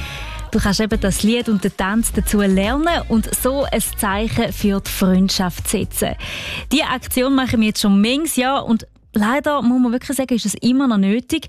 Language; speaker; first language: German; native; German